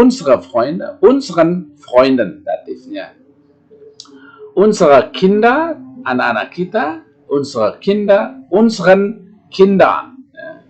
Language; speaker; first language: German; non-native, fluent; Indonesian